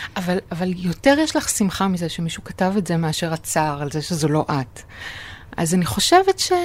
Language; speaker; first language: Hebrew; native; Hebrew